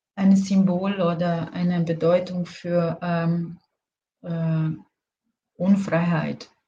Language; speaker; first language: German; non-native, fluent; Portuguese